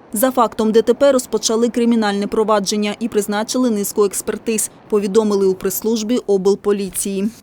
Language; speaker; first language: Ukrainian; native; Ukrainian